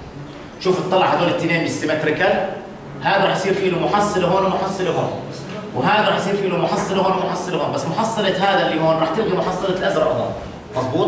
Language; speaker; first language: Arabic; native; Arabic